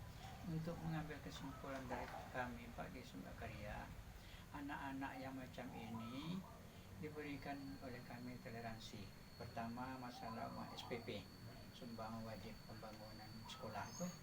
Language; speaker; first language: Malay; non-native, local second language; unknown